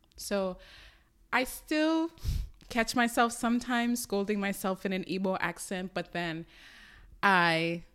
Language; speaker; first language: English; early bilingual, other home language; Yoruba